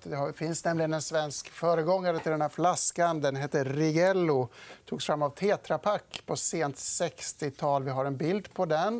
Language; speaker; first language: Swedish; native; Swedish